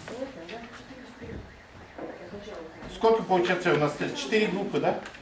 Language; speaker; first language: Russian; non-native, fluent; Mongolian